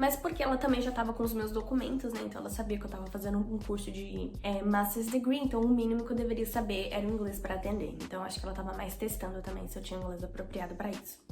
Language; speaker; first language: Portuguese; native; Portuguese